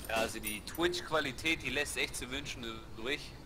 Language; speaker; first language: German; native; German